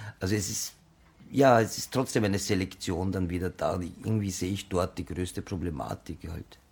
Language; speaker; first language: German; early bilingual, other home language; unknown